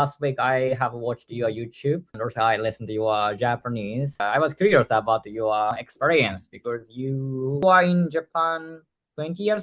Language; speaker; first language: English; non-native, fluent; Japanese